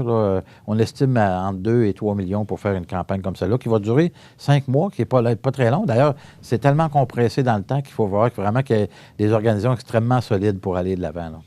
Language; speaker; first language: French; native; French